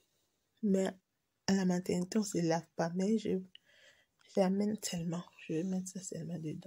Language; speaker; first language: French; non-native, local second language; Lingala